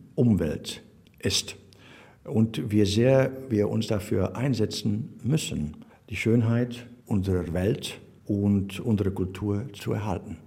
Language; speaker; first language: German; non-native, fluent; Dutch